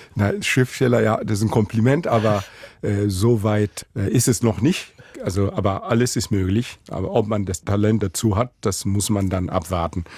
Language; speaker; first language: German; non-native, fluent; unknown